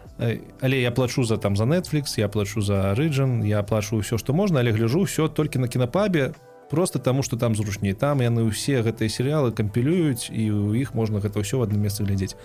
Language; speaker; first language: Belarusian; non-native, local second language; Russian